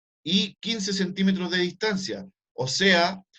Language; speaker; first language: Spanish; native; Spanish